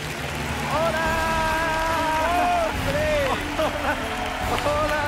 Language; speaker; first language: Spanish; non-native, learner; Japanese